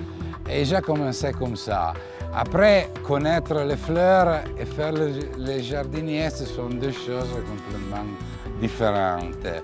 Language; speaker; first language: French; non-native, fluent; Italian